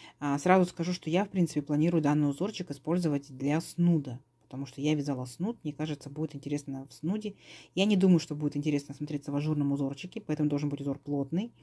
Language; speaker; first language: Russian; native; Russian